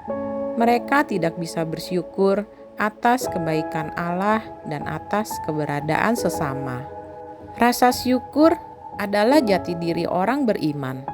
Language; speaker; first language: Indonesian; native; Indonesian